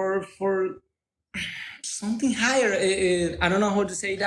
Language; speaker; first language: English; non-native, learner; Spanish